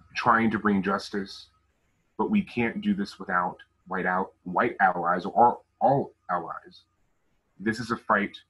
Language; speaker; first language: English; native; English